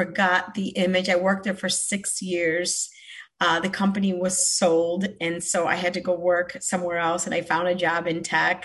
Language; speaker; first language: English; early bilingual, other home language; Polish